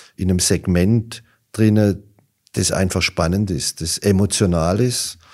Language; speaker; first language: German; native; German